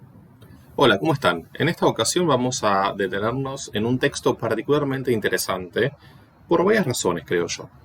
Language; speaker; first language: Spanish; native; Spanish